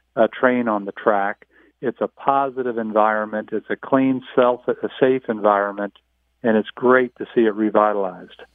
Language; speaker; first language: English; native; English